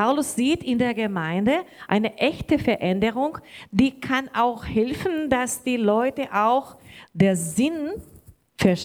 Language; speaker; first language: German; non-native, learner; Portuguese